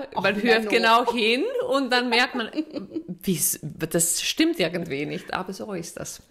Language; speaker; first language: German; non-native, fluent; Finnish